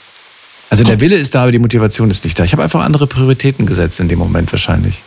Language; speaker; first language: German; native; German